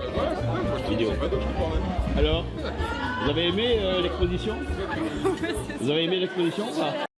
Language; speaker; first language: French; native; French